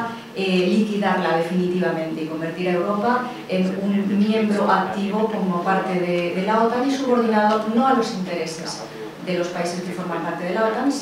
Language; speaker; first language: Spanish; native; Spanish